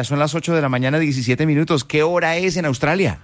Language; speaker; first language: Spanish; native; Spanish